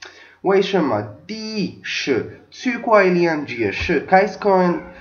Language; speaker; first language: Chinese; non-native, learner; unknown